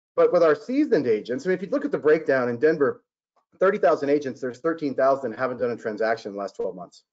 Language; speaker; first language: English; native; English